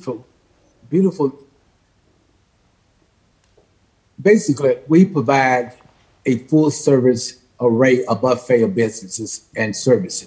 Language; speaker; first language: English; native; English